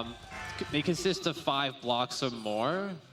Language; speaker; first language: English; native; English